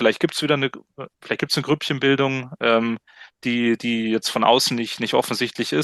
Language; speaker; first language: German; native; German